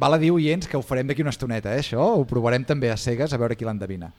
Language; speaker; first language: Catalan; native; Catalan